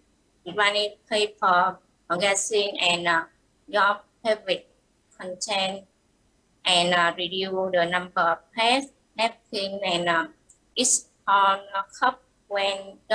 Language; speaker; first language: English; non-native, learner; Vietnamese